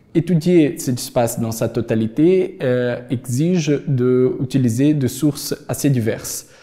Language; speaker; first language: French; non-native, fluent; Portuguese